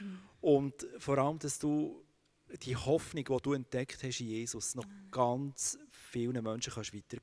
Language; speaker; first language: German; native; German